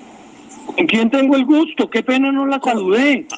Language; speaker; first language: Spanish; native; Spanish